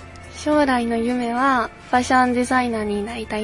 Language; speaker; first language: Japanese; non-native, fluent; Mongolian